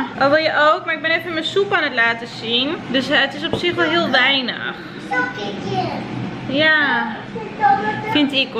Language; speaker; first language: Dutch; native; Dutch